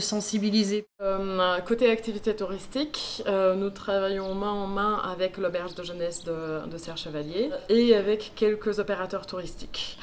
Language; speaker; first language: French; native; French